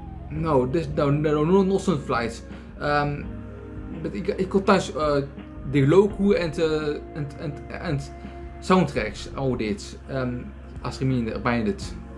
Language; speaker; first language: English; non-native, learner; Dutch